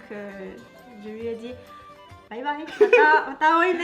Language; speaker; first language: French; non-native, fluent; Japanese